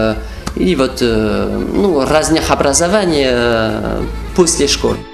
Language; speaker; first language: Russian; non-native, fluent; French